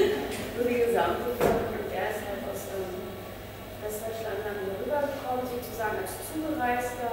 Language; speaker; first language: German; early bilingual, other home language; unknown